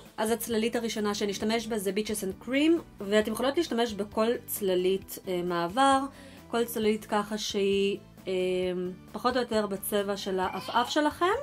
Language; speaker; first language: Hebrew; early bilingual, other home language; Russian